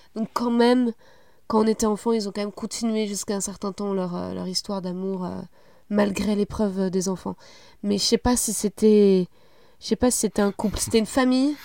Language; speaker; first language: French; native; French